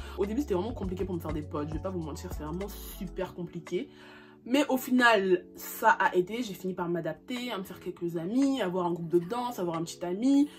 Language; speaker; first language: French; early bilingual, other home language; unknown